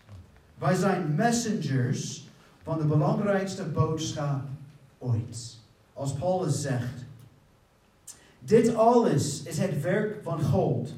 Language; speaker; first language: Dutch; non-native, fluent; English